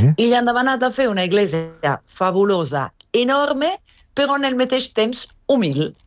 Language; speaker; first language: Catalan; non-native, fluent; Italian